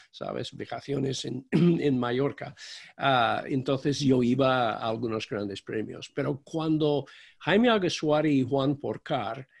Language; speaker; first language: Spanish; non-native, fluent; English